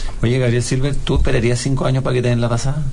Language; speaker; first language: Spanish; native; Spanish